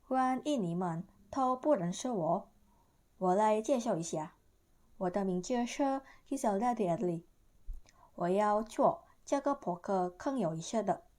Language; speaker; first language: Chinese; non-native, learner; Indonesian